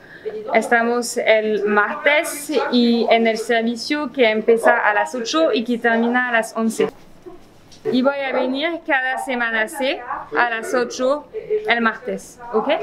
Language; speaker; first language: Spanish; non-native, fluent; French